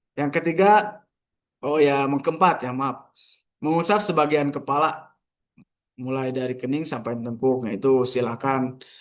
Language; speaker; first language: Indonesian; non-native, local second language; Sundanese